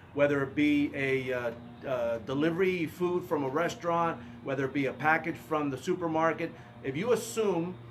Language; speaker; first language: English; early bilingual, other home language; Spanish